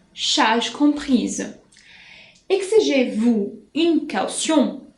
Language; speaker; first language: French; non-native, fluent; Portuguese